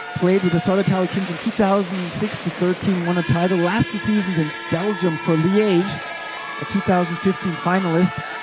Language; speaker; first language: English; native; English